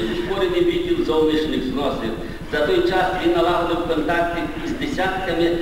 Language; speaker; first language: Ukrainian; native; Ukrainian